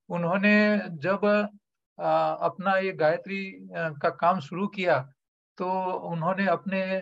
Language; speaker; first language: Hindi; non-native, local second language; Gujarati